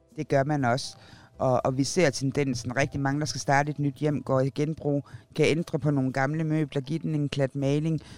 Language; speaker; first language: Danish; native; Danish